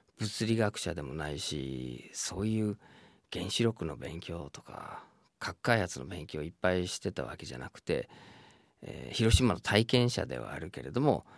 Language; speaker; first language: Japanese; non-native, fluent; English